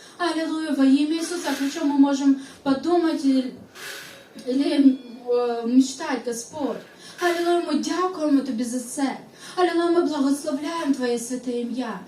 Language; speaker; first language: Ukrainian; non-native, local second language; Russian